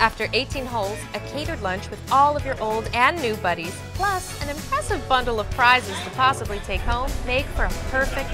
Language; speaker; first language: English; native; English